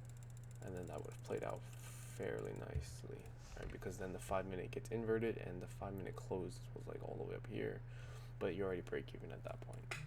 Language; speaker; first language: English; native; English